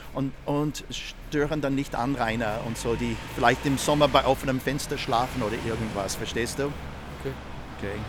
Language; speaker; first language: German; non-native, fluent; English